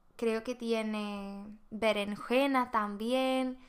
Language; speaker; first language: Spanish; non-native, fluent; Swedish